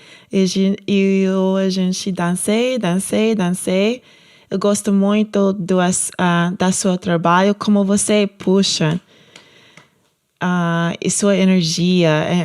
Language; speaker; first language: Portuguese; non-native, learner; English